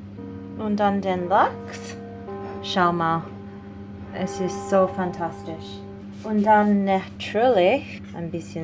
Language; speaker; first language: German; non-native, learner; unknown